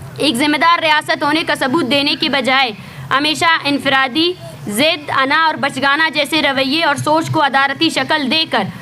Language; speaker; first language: Urdu; non-native, local second language; Baluchi